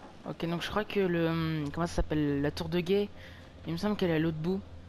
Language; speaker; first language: French; native; French